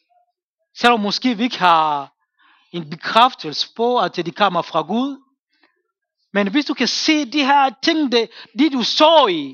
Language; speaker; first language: Swedish; non-native, learner; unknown